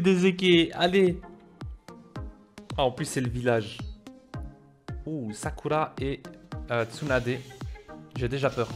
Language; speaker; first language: French; native; French